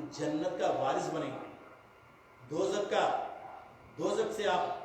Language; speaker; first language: Hindi; non-native, local second language; Telugu